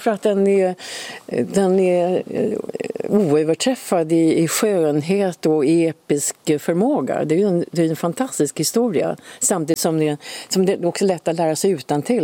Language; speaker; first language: Swedish; native; Swedish